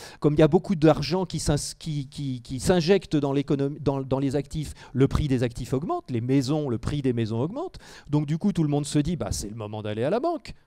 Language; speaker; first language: French; native; French